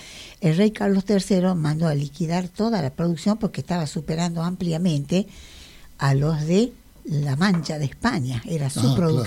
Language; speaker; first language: Spanish; native; Spanish